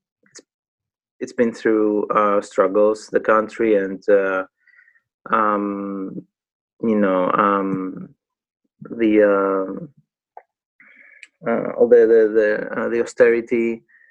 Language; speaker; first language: English; non-native, fluent; Greek